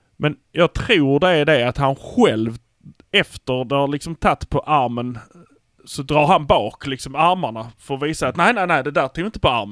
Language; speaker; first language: Swedish; native; Swedish